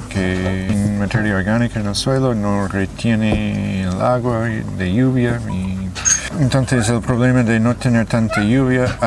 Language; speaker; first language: Spanish; non-native, fluent; English